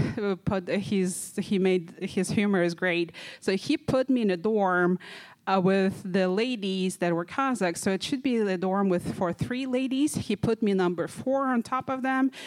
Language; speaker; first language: English; non-native, fluent; Kazakh